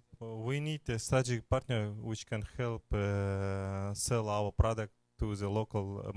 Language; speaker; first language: English; non-native, learner; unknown